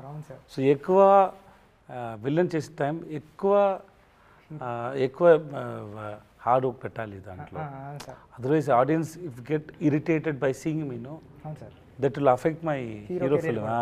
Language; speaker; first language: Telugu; non-native, learner; Tamil